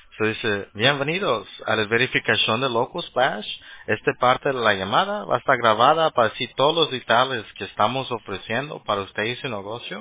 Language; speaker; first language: Spanish; early bilingual, heritage; Spanish